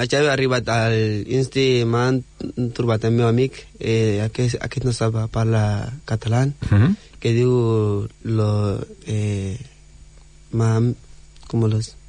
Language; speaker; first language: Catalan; non-native, learner; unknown